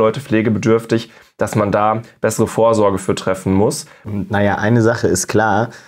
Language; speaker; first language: German; native; German